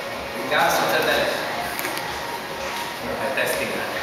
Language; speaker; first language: Filipino; native; Filipino